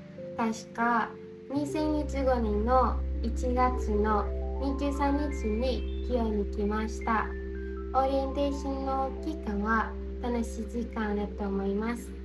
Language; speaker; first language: Japanese; non-native, learner; Indonesian